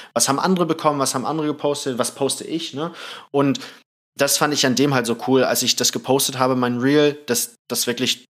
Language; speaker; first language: German; early bilingual, other home language; Thai